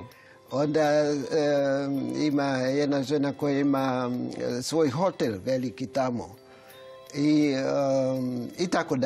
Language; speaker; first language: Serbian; non-native, fluent; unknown